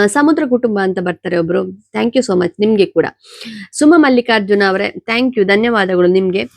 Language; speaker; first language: Kannada; non-native, local second language; Konkani